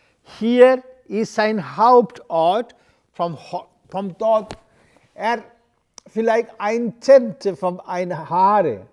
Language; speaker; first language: German; non-native, learner; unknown